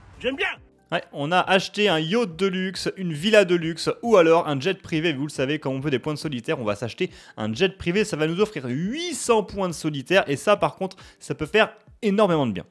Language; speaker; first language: French; native; French